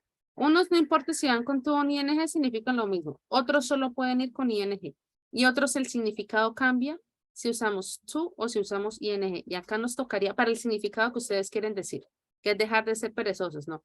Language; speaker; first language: Spanish; native; Spanish